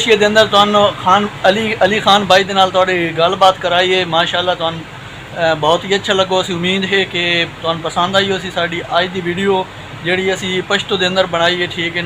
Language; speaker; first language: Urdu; non-native, local second language; Punjabi